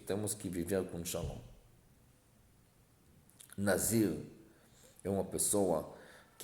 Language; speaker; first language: Portuguese; non-native, fluent; Hebrew